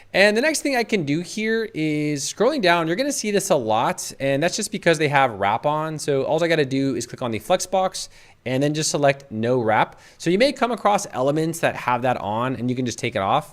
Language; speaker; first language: English; native; English